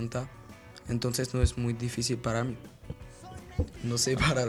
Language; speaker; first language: Spanish; non-native, learner; French